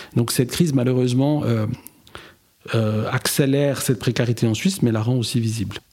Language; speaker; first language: French; native; French